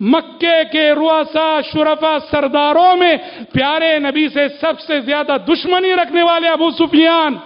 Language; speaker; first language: Urdu; native; Urdu